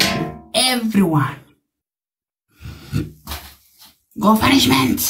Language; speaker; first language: English; non-native, learner; Amharic